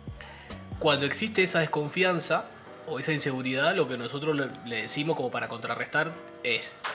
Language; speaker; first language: Spanish; native; Spanish